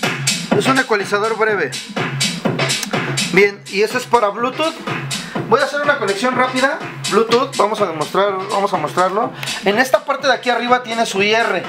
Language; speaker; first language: Spanish; native; Spanish